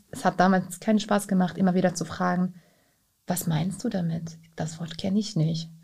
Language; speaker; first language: German; non-native, fluent; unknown